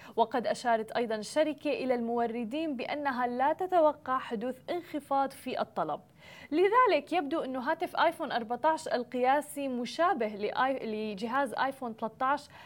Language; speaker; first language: Arabic; native; Arabic